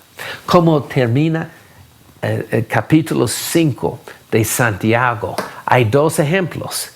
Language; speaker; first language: Spanish; non-native, fluent; English